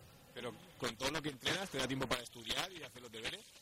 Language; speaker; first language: Spanish; native; Spanish